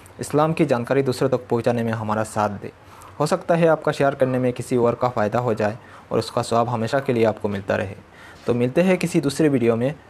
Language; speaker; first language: Hindi; native; Hindi